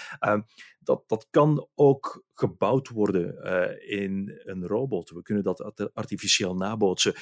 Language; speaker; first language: Dutch; native; Dutch